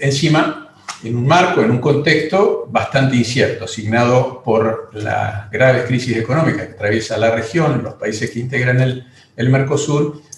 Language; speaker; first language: Spanish; native; Spanish